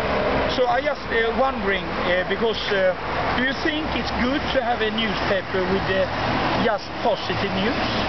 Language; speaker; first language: English; non-native, fluent; Swedish